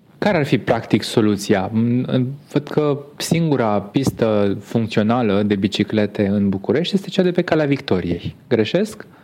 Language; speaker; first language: Romanian; native; Romanian